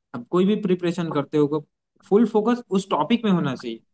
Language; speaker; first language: Hindi; non-native, local second language; Gujarati